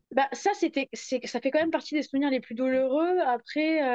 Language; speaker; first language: French; native; French